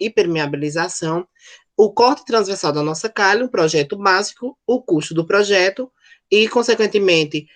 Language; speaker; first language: Portuguese; native; Portuguese